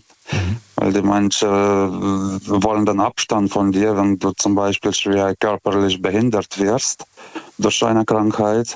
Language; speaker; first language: German; non-native, fluent; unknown